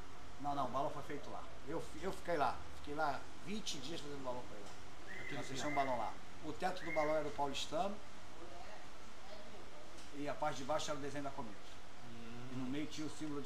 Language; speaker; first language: Portuguese; native; Portuguese